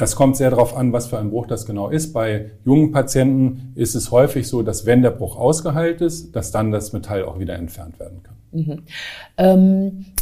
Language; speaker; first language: German; native; German